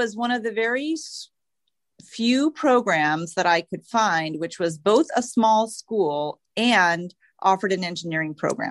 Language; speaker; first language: English; native; English